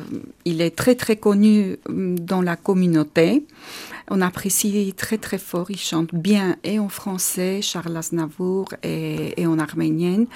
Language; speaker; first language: French; non-native, fluent; Armenian